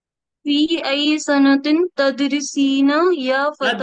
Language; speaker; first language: Arabic; non-native, learner; Urdu